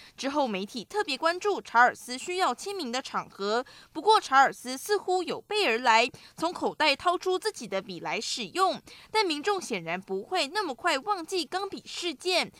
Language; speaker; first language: Chinese; native; Chinese